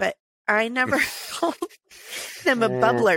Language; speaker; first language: English; native; English